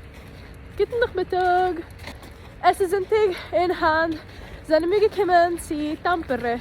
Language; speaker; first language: German; non-native, learner; English